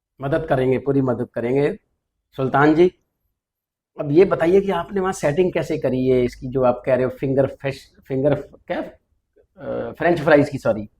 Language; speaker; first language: Hindi; non-native, local second language; Punjabi